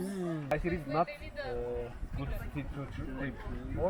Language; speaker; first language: English; non-native, learner; Turkish